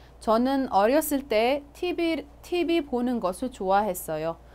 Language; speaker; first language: Korean; non-native, fluent; Arabic